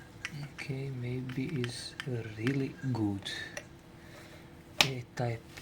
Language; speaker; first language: English; non-native, learner; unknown